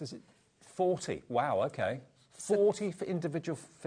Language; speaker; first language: English; native; English